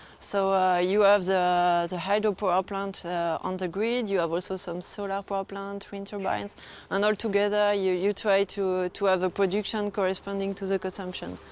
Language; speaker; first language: English; non-native, fluent; French